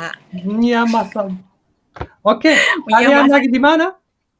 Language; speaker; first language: Indonesian; non-native, learner; Turkish